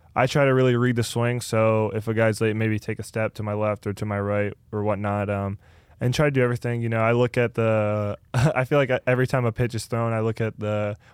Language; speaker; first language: English; early bilingual, other home language; Spanish